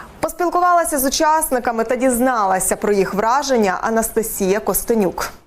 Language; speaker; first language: Ukrainian; native; Ukrainian